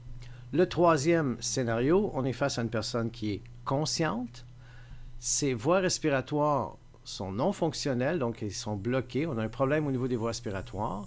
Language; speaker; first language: French; native; French